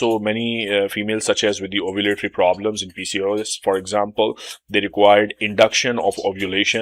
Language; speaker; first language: English; non-native, local second language; Urdu